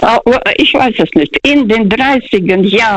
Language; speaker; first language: German; early bilingual, other home language; Russian